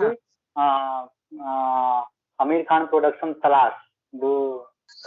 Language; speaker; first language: English; non-native, learner; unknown